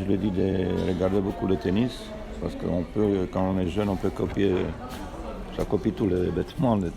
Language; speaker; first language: French; non-native, fluent; Romanian